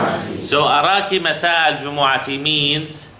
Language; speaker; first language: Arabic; non-native, learner; Chinese